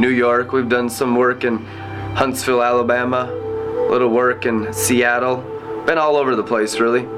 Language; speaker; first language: English; native; English